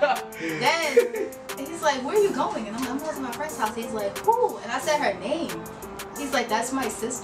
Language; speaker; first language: English; native; English